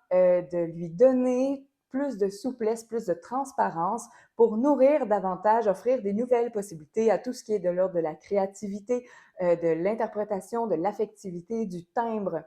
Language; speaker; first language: French; native; French